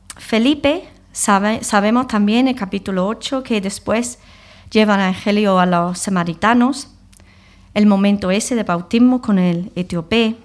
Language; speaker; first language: Spanish; non-native, fluent; English